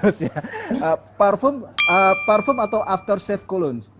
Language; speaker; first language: Indonesian; native; Indonesian